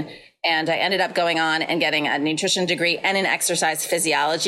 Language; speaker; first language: English; native; English